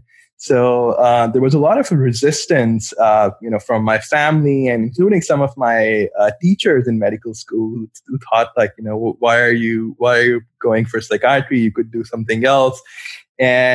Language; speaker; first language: English; non-native, local second language; Urdu